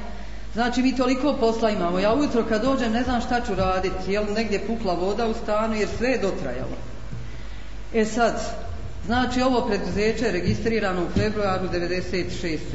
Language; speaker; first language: Croatian; native; Croatian